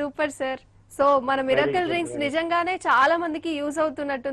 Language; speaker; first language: Telugu; native; Telugu